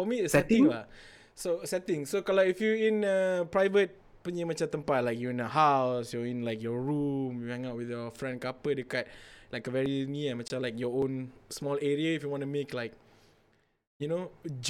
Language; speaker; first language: English; non-native, local second language; Malay